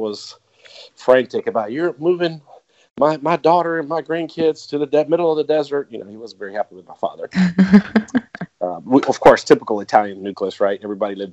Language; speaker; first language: English; non-native, fluent; Italian